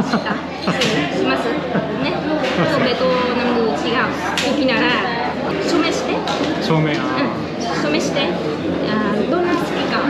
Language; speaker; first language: Japanese; non-native, learner; Vietnamese